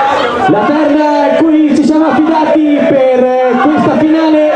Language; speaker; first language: Italian; native; Italian